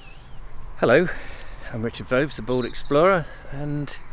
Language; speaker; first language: English; native; English